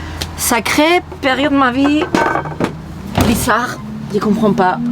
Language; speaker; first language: French; non-native, fluent; Spanish